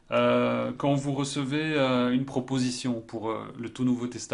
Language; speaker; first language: French; native; French